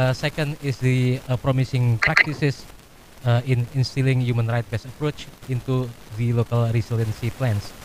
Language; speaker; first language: English; non-native, fluent; Indonesian